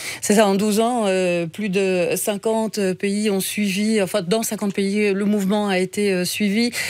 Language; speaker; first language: French; native; French